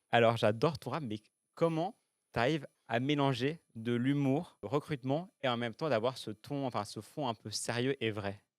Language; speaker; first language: French; native; French